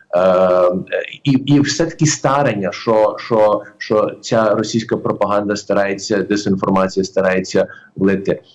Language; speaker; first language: Ukrainian; early bilingual, heritage; Ukrainian